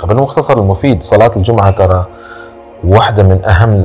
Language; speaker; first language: Arabic; native; Arabic